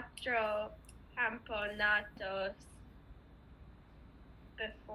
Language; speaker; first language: Spanish; non-native, learner; English